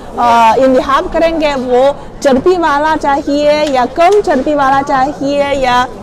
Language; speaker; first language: Hindi; non-native, learner; Chinese